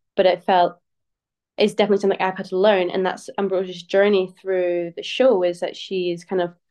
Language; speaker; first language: English; native; English